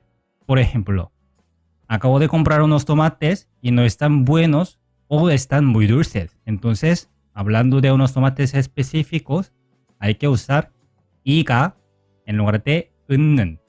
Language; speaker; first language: Spanish; non-native, fluent; Korean